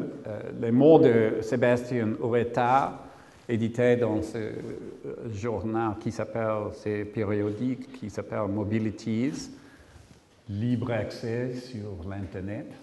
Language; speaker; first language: French; non-native, learner; English